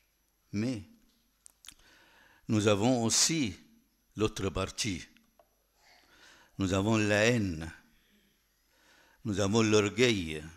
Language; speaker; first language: French; non-native, fluent; Arabic